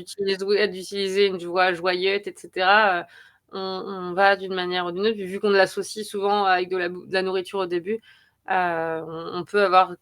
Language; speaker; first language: French; native; French